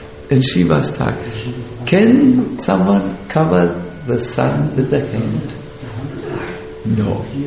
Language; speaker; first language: English; non-native, fluent; German